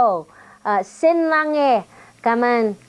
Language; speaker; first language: Vietnamese; non-native, learner; English